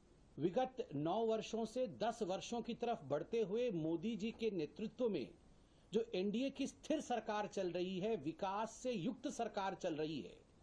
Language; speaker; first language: Hindi; native; Hindi